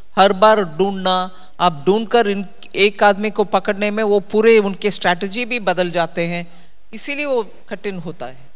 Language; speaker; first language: Hindi; non-native, local second language; Tamil